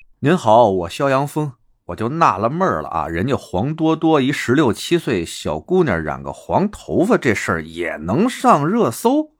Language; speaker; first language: Chinese; native; Chinese